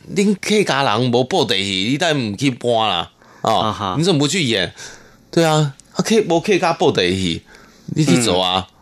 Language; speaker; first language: Chinese; non-native, local second language; Hakka Chinese